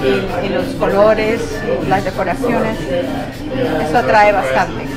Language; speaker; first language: Spanish; early bilingual, other home language; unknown